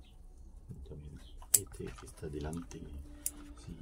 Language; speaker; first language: Spanish; non-native, learner; French